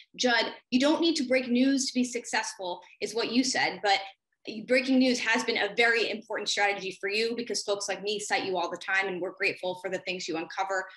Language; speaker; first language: English; native; English